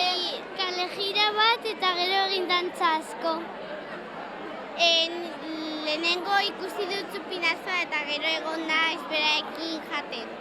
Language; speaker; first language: Basque; non-native, local second language; Spanish